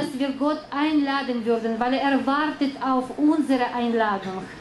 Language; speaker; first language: German; non-native, learner; Russian